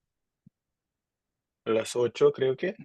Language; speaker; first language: Spanish; non-native, learner; Dutch